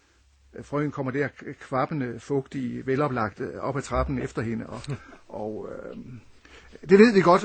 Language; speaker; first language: Danish; native; Danish